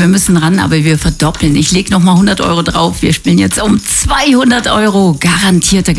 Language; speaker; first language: German; native; German